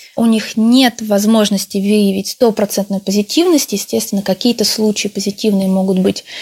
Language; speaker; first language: Russian; native; Russian